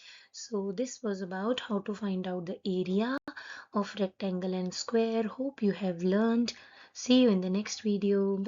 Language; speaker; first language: English; non-native, local second language; Hindi